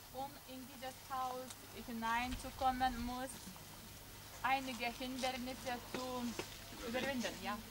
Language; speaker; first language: German; non-native, fluent; Lithuanian